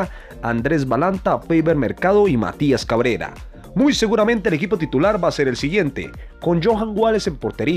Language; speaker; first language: Spanish; native; Spanish